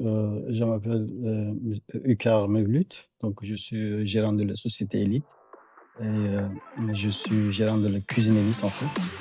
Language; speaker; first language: French; non-native, fluent; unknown